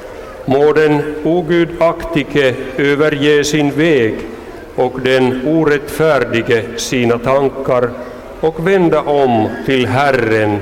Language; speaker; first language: Swedish; non-native, local second language; Finnish